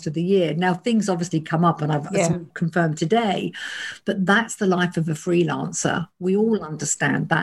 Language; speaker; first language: English; native; English